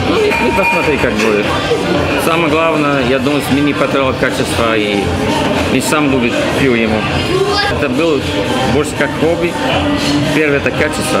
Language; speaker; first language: Russian; non-native, learner; Dutch